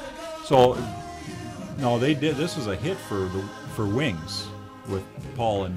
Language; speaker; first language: English; native; English